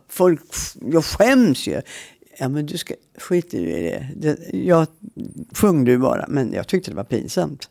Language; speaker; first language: Swedish; native; Swedish